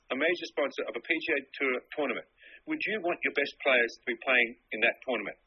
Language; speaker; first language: English; native; English